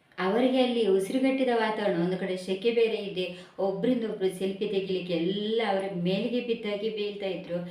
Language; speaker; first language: Kannada; non-native, local second language; Tulu